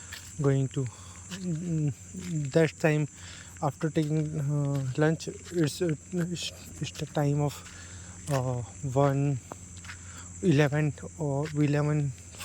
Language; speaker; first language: English; non-native, learner; Hindi